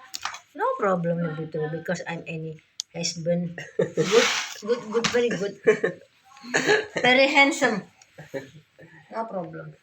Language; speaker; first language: English; non-native, learner; Indonesian